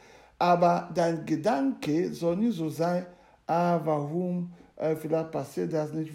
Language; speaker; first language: German; non-native, learner; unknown